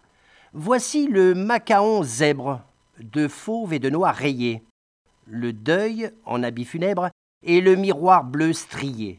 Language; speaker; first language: French; native; French